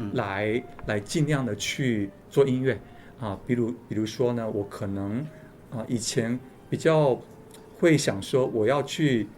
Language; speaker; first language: Chinese; native; Chinese